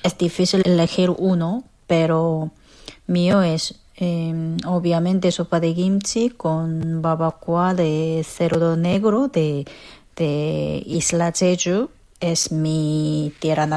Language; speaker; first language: Spanish; non-native, fluent; Korean